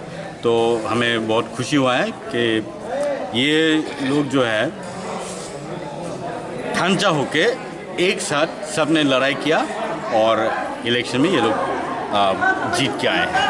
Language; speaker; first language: Hindi; non-native, local second language; Kok Borok